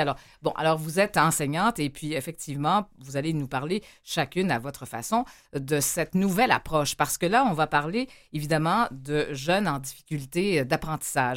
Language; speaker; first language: French; native; French